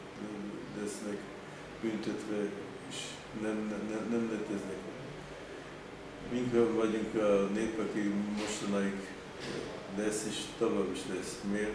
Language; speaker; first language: Hungarian; early bilingual, heritage; Hungarian